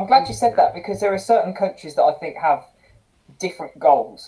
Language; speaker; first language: English; native; English